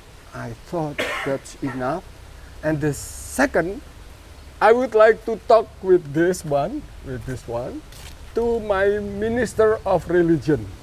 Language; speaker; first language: English; non-native, learner; Indonesian